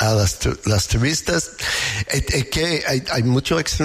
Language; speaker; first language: Spanish; non-native, learner; English